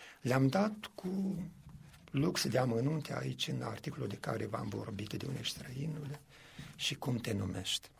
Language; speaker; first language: Romanian; native; Romanian